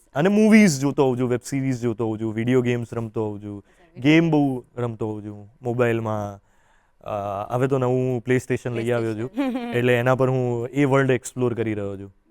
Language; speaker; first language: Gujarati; native; Gujarati